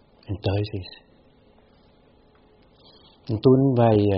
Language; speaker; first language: Dutch; non-native, fluent; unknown